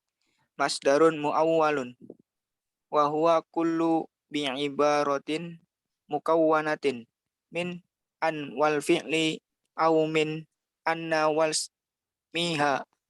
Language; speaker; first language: Arabic; non-native, learner; Indonesian